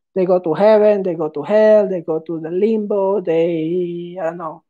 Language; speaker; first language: English; non-native, fluent; Spanish